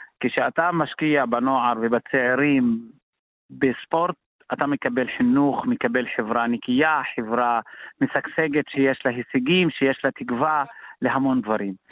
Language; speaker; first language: Hebrew; non-native, local second language; Arabic